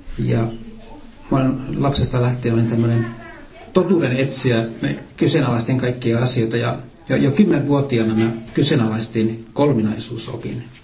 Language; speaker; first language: Finnish; native; Finnish